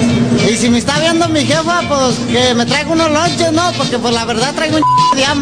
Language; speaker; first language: Spanish; native; Spanish